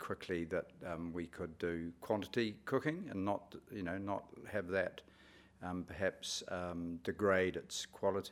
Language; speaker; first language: English; native; English